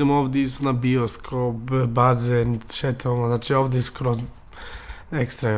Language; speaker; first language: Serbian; early bilingual, heritage; German